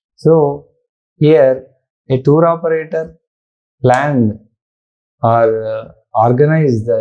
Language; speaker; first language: English; non-native, local second language; Telugu